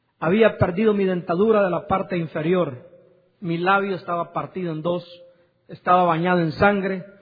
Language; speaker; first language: Spanish; native; Spanish